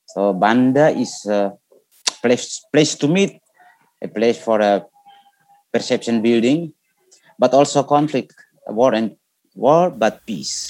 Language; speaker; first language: English; non-native, learner; Indonesian